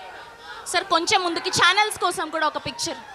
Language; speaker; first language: Telugu; native; Telugu